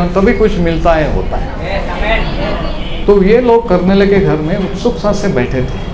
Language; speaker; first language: Hindi; non-native, local second language; Marathi